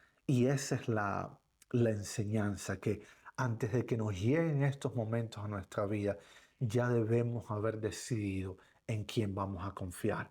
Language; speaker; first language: Spanish; native; Spanish